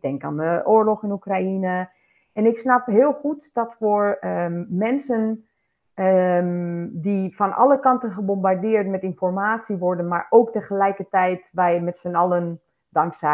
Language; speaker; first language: Dutch; non-native, fluent; Spanish